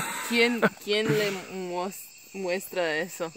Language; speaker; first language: Spanish; non-native, learner; English